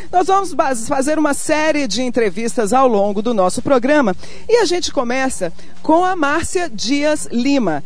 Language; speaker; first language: Portuguese; native; Portuguese